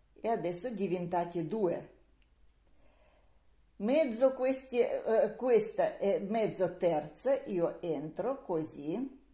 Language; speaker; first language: Italian; non-native, learner; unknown